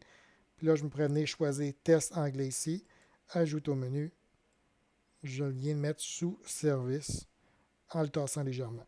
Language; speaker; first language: French; native; French